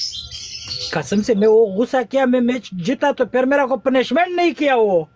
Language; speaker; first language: Hindi; non-native, learner; Pashto